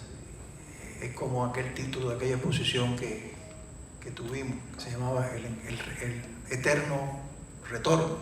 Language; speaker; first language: Spanish; native; Spanish